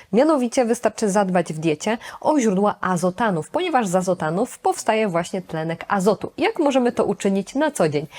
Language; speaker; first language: Polish; native; Polish